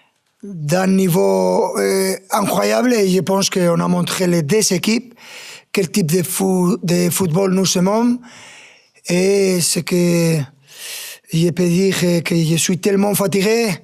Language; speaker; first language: French; non-native, fluent; Spanish